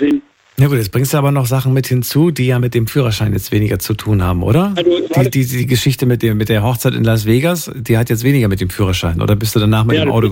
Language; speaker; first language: German; native; German